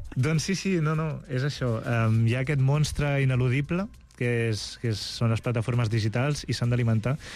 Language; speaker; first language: Catalan; native; Catalan